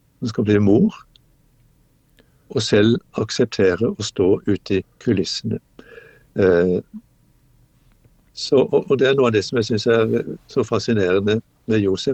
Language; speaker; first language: Norwegian; native; Norwegian